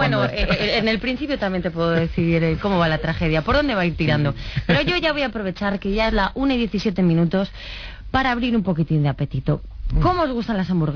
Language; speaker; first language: Spanish; native; Spanish